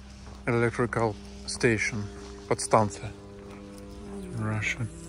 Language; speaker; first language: English; non-native, learner; Russian